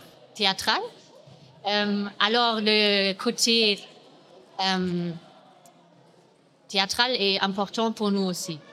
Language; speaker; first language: French; non-native, fluent; German